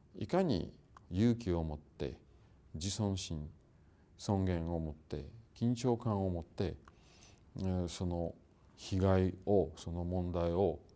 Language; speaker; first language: Japanese; non-native, fluent; Russian